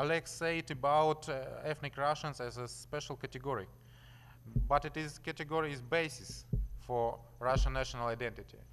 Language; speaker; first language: English; non-native, learner; Russian